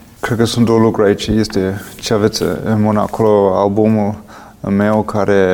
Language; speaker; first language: Romanian; non-native, fluent; English